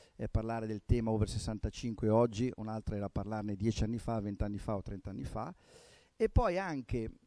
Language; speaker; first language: Italian; native; Italian